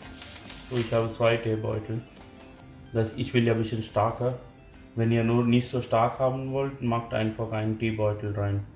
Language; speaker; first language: German; non-native, fluent; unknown